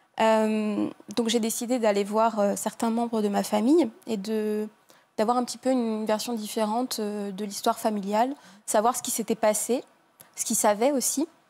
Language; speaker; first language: French; native; French